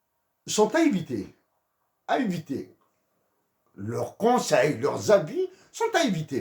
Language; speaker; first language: French; native; French